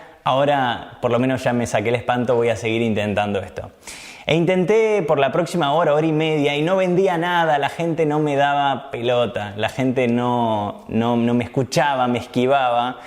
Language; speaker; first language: Spanish; native; Spanish